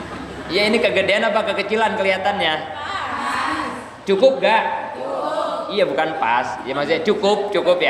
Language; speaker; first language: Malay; non-native, local second language; Sundanese